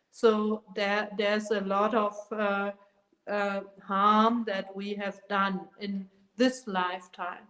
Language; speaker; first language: English; non-native, fluent; German